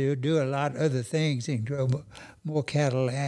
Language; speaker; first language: English; native; English